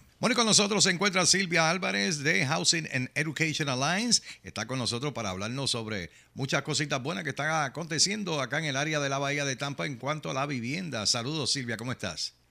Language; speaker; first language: Spanish; native; Spanish